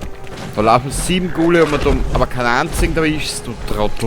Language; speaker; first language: German; native; German